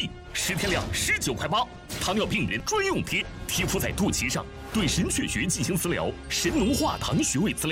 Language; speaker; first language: Chinese; native; Chinese